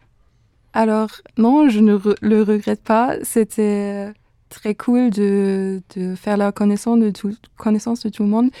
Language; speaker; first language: French; non-native, fluent; German